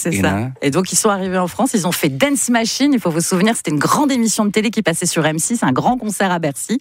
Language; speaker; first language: French; native; French